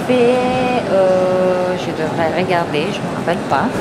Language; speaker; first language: French; non-native, fluent; Italian